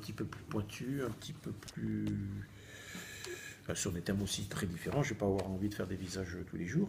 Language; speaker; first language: French; native; French